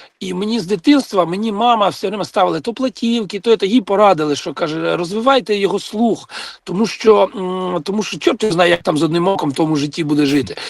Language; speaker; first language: Ukrainian; non-native, local second language; Russian